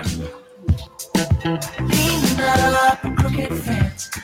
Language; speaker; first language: English; native; English